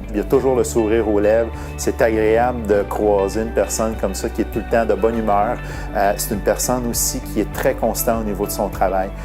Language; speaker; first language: French; native; French